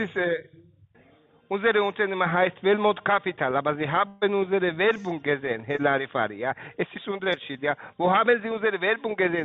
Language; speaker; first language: German; non-native, learner; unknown